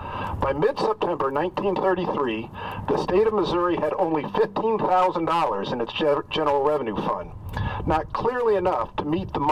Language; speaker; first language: English; native; English